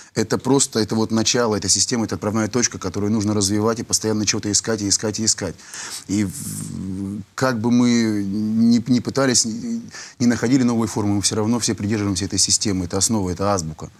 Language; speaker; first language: Russian; native; Russian